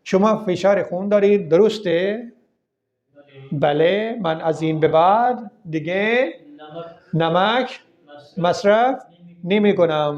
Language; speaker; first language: Persian; non-native, fluent; Urdu